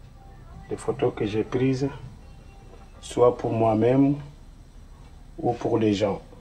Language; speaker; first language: French; non-native, local second language; Soninke